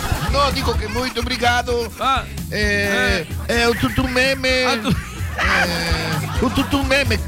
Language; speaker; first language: Portuguese; non-native, learner; Spanish